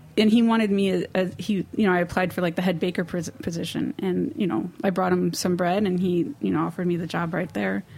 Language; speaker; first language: English; native; English